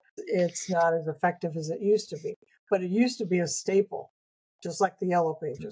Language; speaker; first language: English; native; English